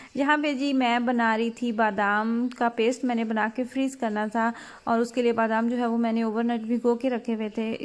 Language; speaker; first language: Urdu; native; Urdu